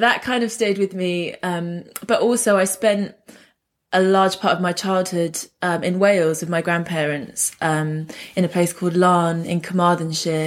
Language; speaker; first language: English; native; English